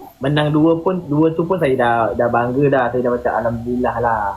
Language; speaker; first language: Malay; native; Malay